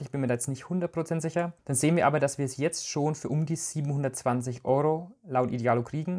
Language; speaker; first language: German; native; German